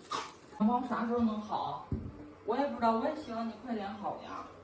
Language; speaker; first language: Chinese; native; Chinese